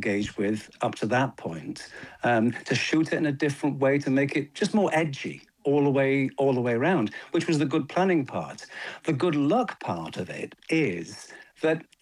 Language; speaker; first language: English; native; English